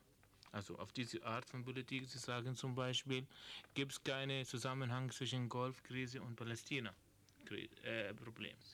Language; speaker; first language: German; non-native, learner; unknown